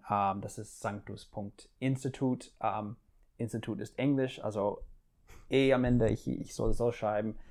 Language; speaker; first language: German; non-native, fluent; English